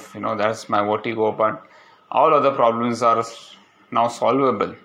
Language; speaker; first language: English; non-native, local second language; Malayalam